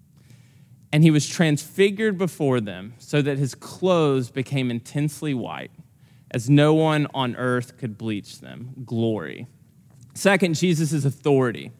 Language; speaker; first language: English; native; English